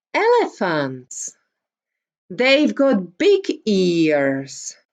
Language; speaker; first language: English; non-native, fluent; Czech